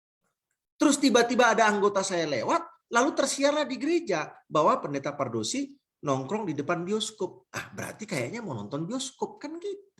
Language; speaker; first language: Indonesian; native; Indonesian